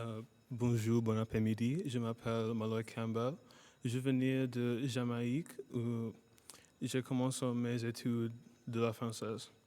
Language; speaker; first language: French; non-native, learner; English